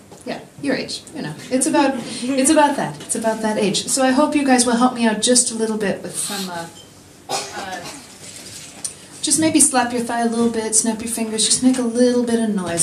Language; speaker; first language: English; native; English